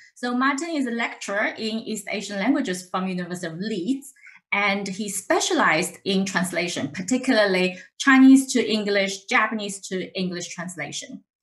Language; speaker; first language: English; non-native, fluent; Chinese